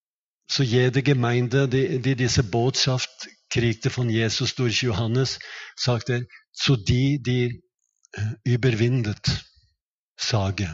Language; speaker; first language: German; non-native, fluent; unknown